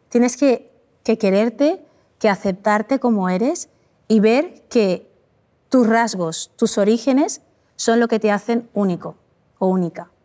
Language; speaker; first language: Spanish; early bilingual, other home language; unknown